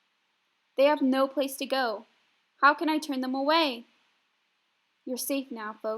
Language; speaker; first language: English; native; English